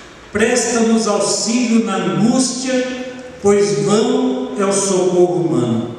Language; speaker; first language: Portuguese; native; Portuguese